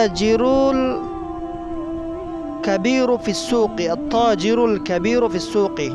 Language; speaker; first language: Arabic; non-native, fluent; Persian